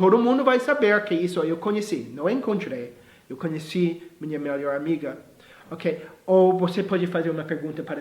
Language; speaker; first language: Portuguese; non-native, fluent; English